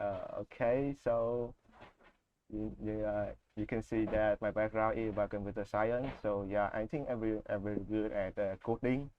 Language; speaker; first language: English; non-native, learner; Vietnamese